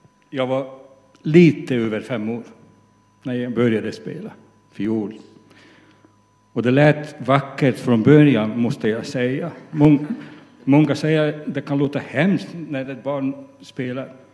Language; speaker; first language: Swedish; non-native, fluent; Hungarian